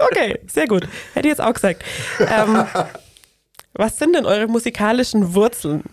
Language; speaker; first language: German; native; German